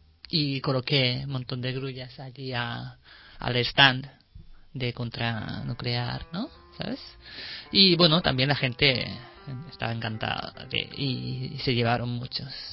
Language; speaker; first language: Spanish; non-native, fluent; Japanese